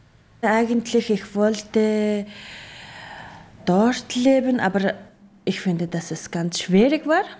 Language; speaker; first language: German; non-native, learner; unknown